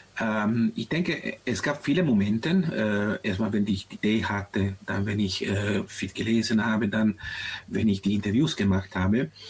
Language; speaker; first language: German; non-native, fluent; Italian